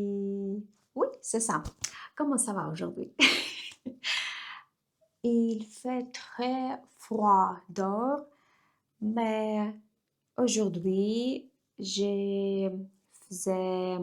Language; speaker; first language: French; non-native, learner; Russian